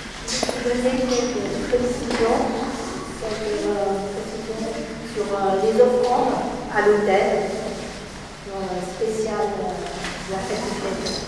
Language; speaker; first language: French; non-native, fluent; Vietnamese